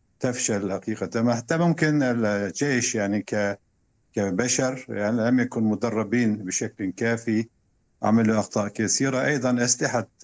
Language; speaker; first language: Arabic; non-native, fluent; Turkish